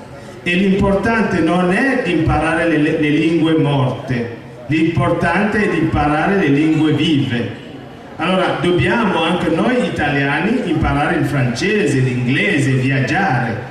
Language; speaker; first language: Italian; non-native, fluent; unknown